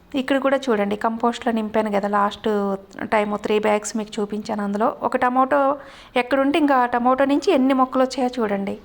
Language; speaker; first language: Telugu; native; Telugu